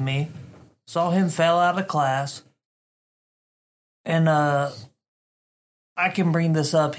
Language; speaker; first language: English; native; English